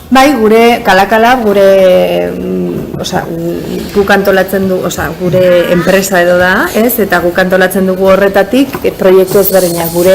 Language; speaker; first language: Basque; non-native, local second language; Spanish